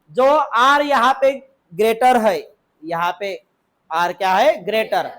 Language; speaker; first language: Hindi; non-native, local second language; Marathi